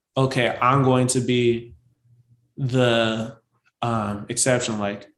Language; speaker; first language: English; native; English